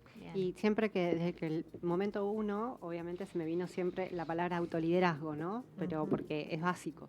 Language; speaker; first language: Spanish; native; Spanish